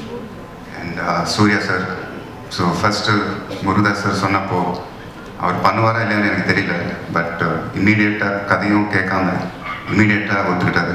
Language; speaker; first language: Tamil; non-native, local second language; Telugu